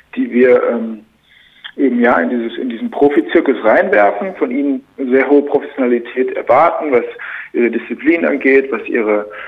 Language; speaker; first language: German; native; German